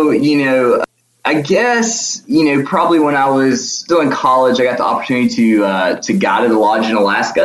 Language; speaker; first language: English; native; English